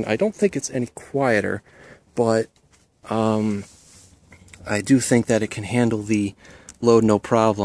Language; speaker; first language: English; native; English